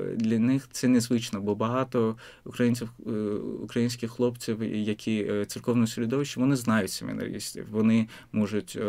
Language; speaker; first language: Ukrainian; non-native, fluent; Azerbaijani